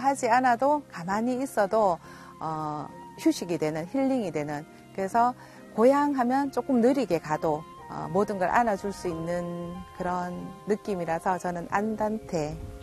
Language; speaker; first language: Korean; native; Korean